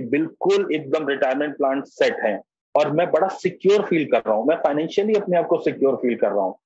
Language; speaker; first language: Hindi; native; Hindi